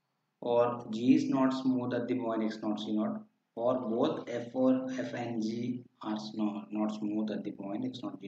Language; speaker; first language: English; non-native, local second language; Malayalam